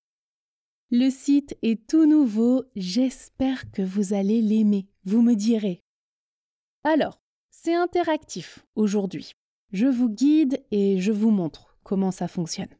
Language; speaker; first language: French; native; French